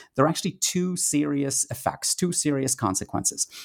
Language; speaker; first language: English; non-native, local second language; Tamil